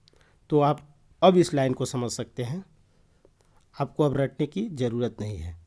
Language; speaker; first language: Hindi; native; Hindi